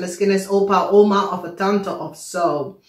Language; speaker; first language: Dutch; non-native, learner; English